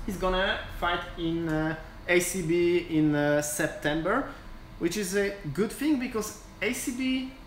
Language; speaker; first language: English; non-native, fluent; Polish